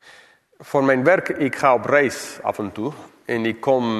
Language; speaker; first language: Dutch; non-native, fluent; English